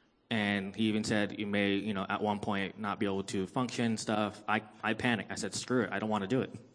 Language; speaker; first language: English; early bilingual, other home language; Persian